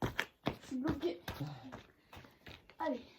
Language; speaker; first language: French; native; French